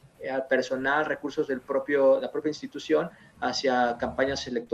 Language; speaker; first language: Spanish; native; Spanish